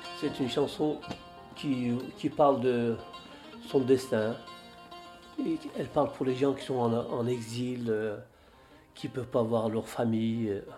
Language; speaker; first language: French; non-native, fluent; Turkish